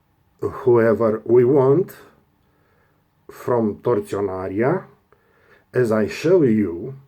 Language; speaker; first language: English; non-native, learner; Romanian